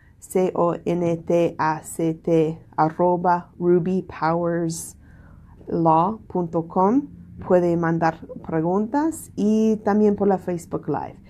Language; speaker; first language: Spanish; non-native, learner; English